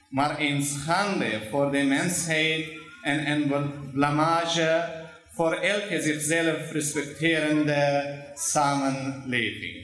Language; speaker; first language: Dutch; non-native, fluent; Turoyo